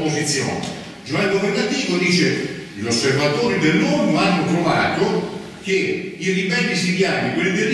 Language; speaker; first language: Italian; native; Italian